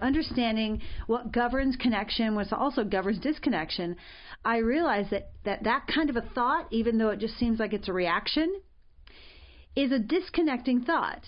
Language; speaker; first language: English; native; English